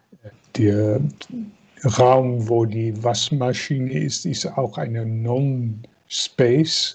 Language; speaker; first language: German; non-native, fluent; Dutch